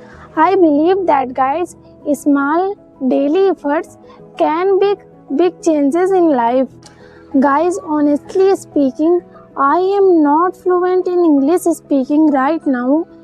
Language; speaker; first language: English; non-native, learner; Hindi